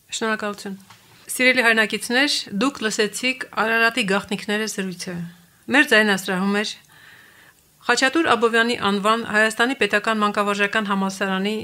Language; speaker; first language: Armenian; native; Armenian